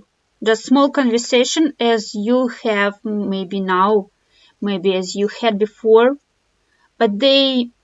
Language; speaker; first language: English; non-native, fluent; Russian